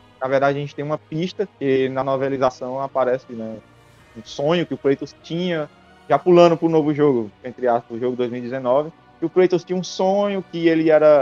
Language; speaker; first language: Portuguese; native; Portuguese